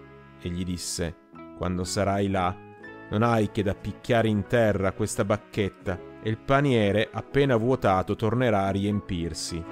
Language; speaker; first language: Italian; native; Italian